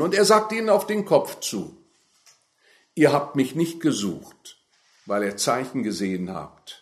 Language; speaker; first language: German; native; German